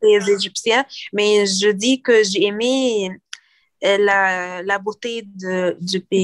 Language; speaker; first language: French; non-native, learner; Arabic